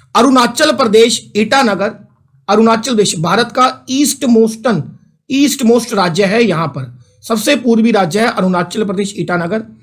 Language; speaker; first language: Hindi; non-native, local second language; Punjabi